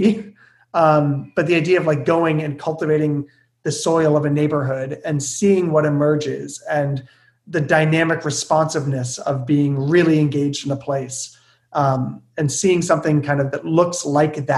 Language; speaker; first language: English; native; English